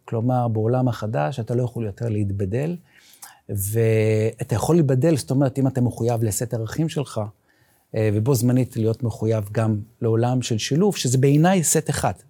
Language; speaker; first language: Hebrew; non-native, local second language; Yiddish